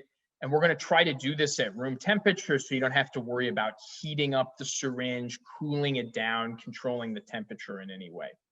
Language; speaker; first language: English; native; English